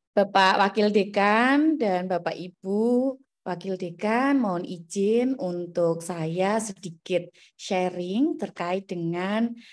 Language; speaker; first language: Indonesian; non-native, local second language; Javanese